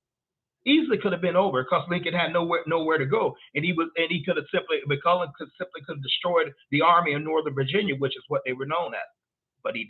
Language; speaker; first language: English; native; English